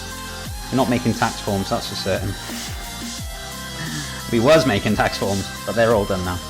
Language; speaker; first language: English; native; English